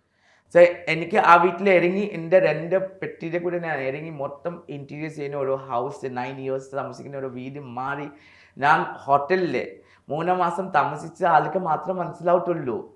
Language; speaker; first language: Malayalam; non-native, learner; Assamese